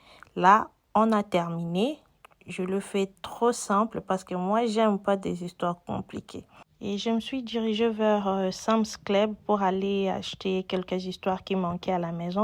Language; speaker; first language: French; non-native, local second language; Lingala